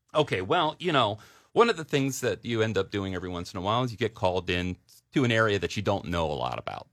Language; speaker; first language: English; native; English